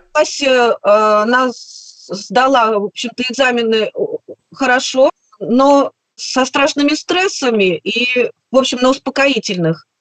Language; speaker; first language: Russian; native; Russian